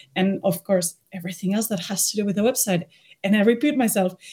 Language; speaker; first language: English; non-native, fluent; Spanish